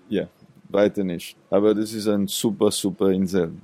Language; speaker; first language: German; non-native, fluent; Seselwa Creole French